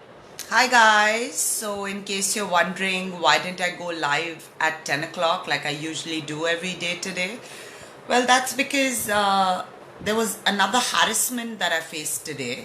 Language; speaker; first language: English; non-native, local second language; Hindi